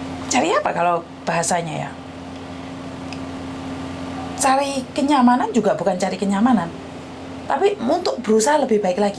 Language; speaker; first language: Indonesian; non-native, local second language; Javanese